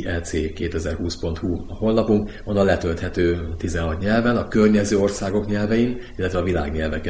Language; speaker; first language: Hungarian; native; Hungarian